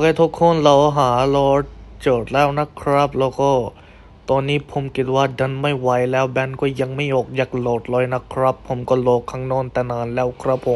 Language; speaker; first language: Thai; non-native, fluent; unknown